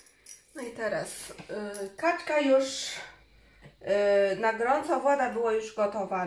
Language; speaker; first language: Polish; non-native, learner; Chinese